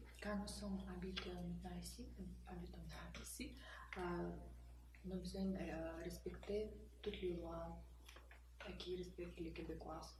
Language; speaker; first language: French; non-native, learner; Russian